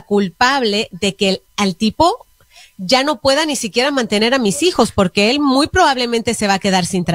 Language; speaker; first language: Spanish; native; Spanish